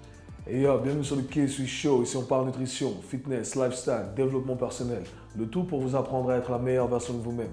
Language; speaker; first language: French; native; French